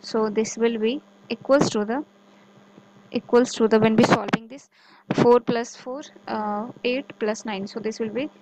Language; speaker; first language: English; non-native, local second language; Hindi